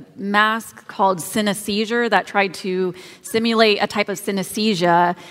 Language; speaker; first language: English; native; English